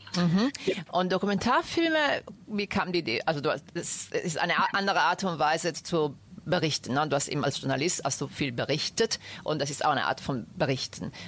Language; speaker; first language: German; early bilingual, other home language; Italian